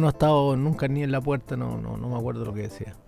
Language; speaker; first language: Spanish; native; Spanish